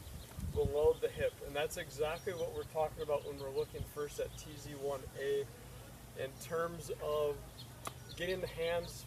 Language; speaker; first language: English; native; English